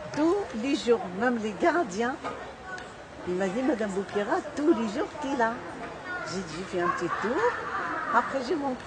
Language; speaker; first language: French; non-native, learner; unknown